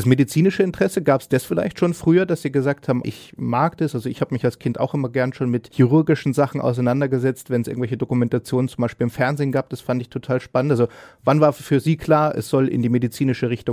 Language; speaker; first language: German; native; German